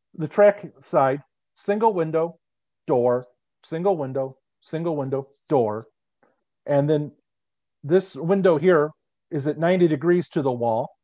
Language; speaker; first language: English; native; English